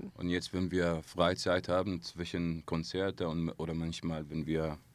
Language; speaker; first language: German; non-native, learner; Arabic